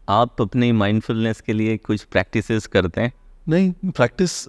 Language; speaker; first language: Hindi; native; Hindi